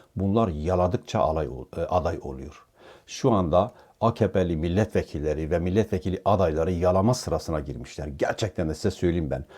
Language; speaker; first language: Turkish; native; Turkish